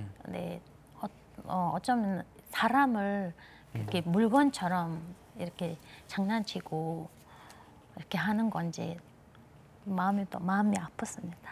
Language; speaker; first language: Korean; non-native, fluent; Mongolian